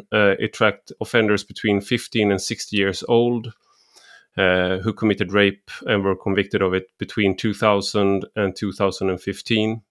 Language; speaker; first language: English; non-native, fluent; Swedish